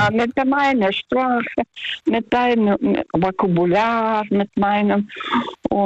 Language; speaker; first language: German; non-native, learner; Russian